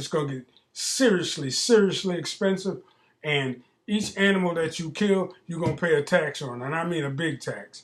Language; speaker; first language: English; native; English